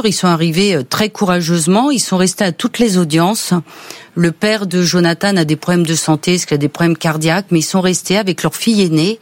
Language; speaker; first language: French; native; French